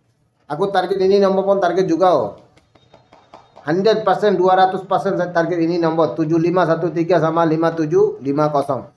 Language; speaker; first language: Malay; non-native, fluent; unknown